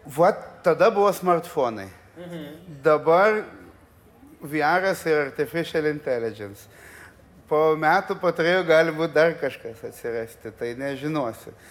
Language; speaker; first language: Lithuanian; early bilingual, other home language; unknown